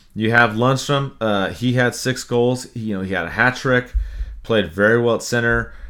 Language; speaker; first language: English; native; English